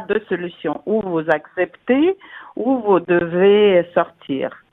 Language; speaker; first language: French; non-native, fluent; Russian